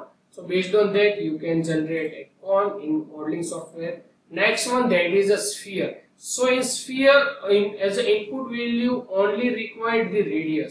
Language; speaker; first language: English; non-native, local second language; Gujarati